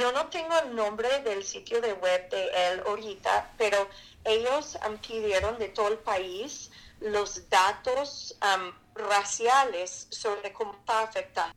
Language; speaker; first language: Spanish; non-native, fluent; English